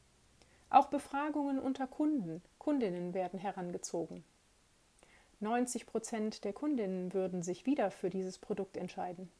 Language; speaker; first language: German; native; German